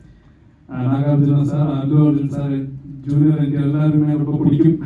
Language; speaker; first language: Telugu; non-native, learner; Malayalam